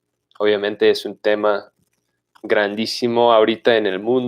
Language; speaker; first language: Spanish; non-native, fluent; English